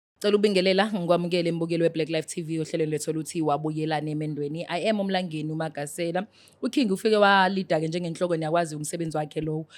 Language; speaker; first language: Zulu; native; Zulu